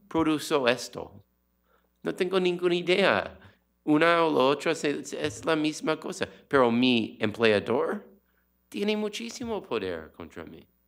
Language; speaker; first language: Spanish; non-native, learner; English